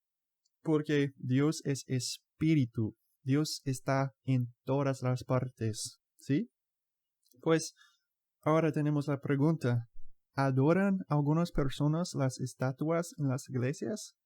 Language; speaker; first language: Spanish; non-native, fluent; English